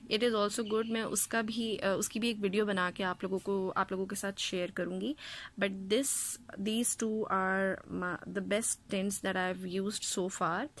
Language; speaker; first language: Urdu; native; Urdu